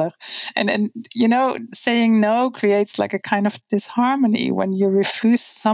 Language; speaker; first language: English; non-native, fluent; Dutch